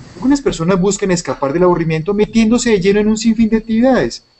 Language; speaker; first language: Spanish; native; Spanish